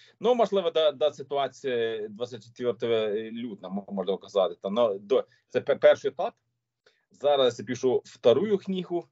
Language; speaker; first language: Ukrainian; non-native, learner; Swedish